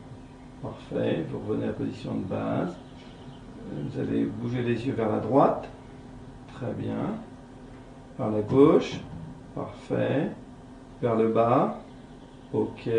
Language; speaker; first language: French; native; French